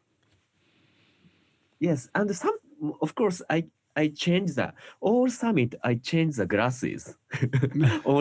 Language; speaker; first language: English; non-native, learner; Japanese